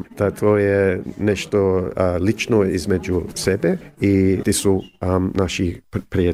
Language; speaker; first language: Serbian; early bilingual, heritage; English